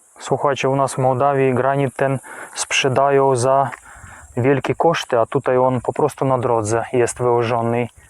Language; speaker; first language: Polish; non-native, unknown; Ukrainian